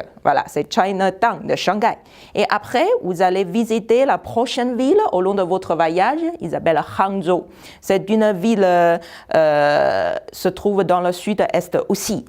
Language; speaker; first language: French; non-native, fluent; Chinese